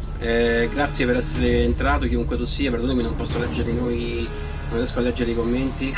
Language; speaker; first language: Italian; native; Italian